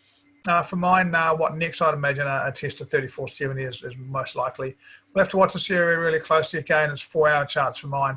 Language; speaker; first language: English; native; English